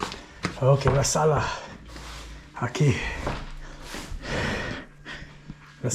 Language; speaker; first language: Spanish; non-native, learner; English